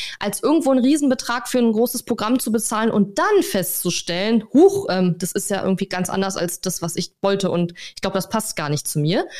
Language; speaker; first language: German; native; German